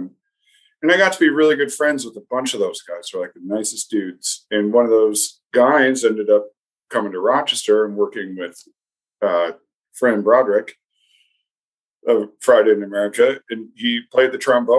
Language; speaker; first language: English; native; English